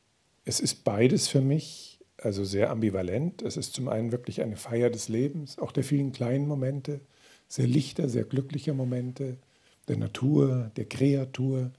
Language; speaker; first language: German; native; German